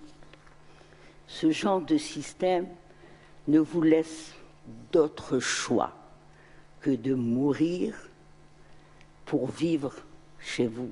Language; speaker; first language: French; non-native, local second language; Arabic